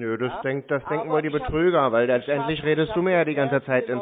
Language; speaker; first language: German; native; German